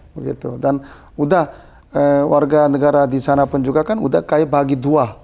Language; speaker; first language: Indonesian; non-native, fluent; Korean